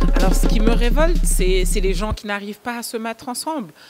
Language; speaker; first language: French; non-native, local second language; Wolof